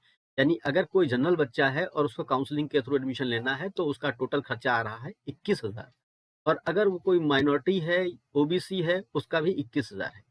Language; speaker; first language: Hindi; native; Hindi